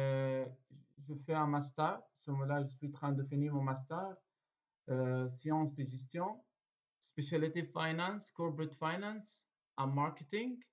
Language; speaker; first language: French; non-native, learner; Arabic